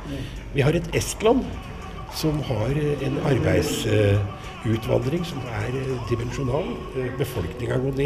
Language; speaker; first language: Norwegian; native; Norwegian